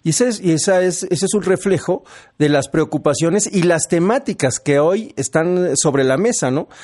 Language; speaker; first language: Spanish; native; Spanish